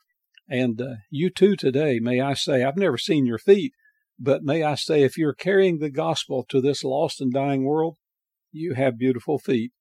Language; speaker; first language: English; native; English